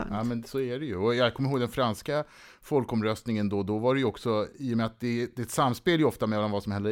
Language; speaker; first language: Swedish; native; Swedish